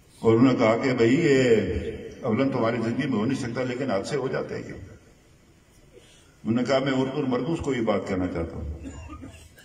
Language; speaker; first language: Urdu; non-native, local second language; Pahari-Potwari